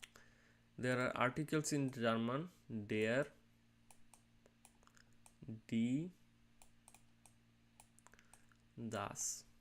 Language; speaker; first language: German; non-native, learner; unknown